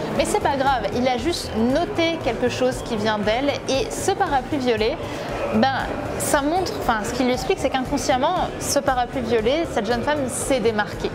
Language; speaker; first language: French; native; French